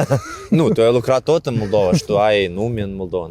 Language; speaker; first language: Romanian; non-native, learner; Ukrainian